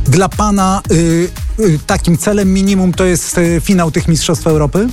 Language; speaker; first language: Polish; native; Polish